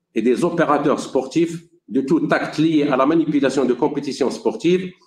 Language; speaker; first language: French; non-native, local second language; Arabic